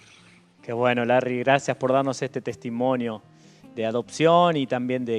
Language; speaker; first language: Spanish; native; Spanish